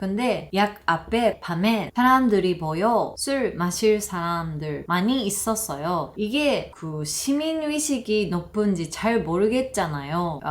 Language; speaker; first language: Korean; non-native, learner; Japanese